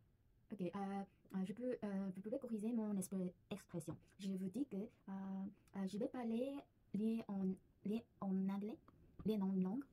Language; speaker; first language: French; non-native, learner; Korean